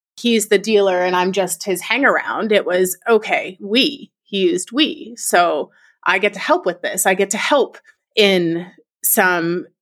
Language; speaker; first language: English; native; English